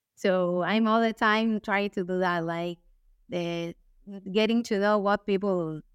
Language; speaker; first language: English; non-native, fluent; Spanish